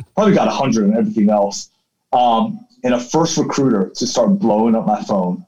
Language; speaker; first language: English; early bilingual, other home language; Chinese